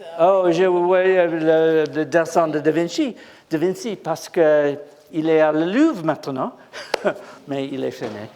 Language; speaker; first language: French; non-native, learner; English